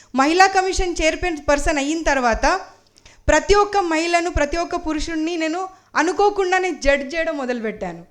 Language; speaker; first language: Telugu; native; Telugu